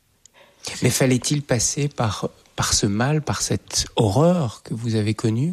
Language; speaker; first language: French; native; French